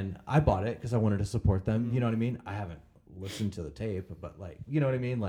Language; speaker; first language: English; native; English